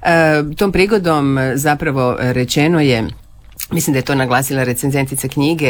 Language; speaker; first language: Serbian; native; Serbian